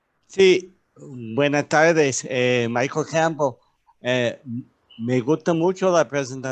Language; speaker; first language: Spanish; non-native, learner; English